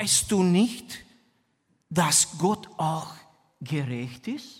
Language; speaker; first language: German; non-native, fluent; Romanian